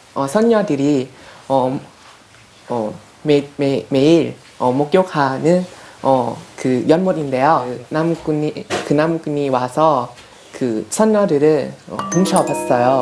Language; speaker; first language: Korean; non-native, learner; Thai